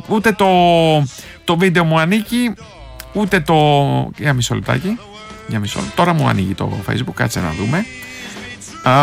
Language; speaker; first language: Greek; native; Greek